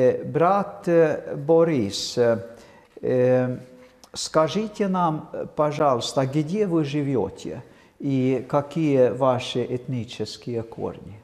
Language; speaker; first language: Russian; non-native, fluent; Swedish